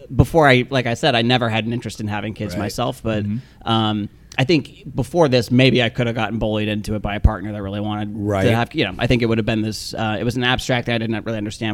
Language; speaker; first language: English; native; English